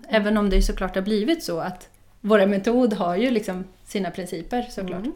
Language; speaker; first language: Swedish; non-native, fluent; Dutch